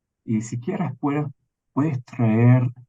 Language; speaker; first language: Spanish; non-native, fluent; English